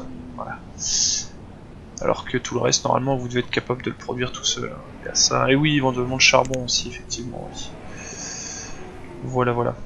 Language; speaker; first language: French; native; French